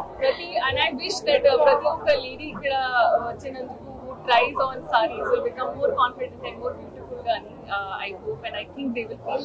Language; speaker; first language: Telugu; non-native, fluent; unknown